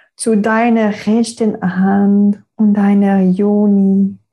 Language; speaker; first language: German; non-native, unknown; French